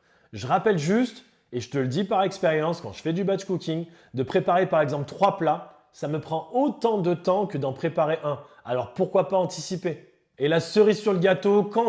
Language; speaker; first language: French; native; French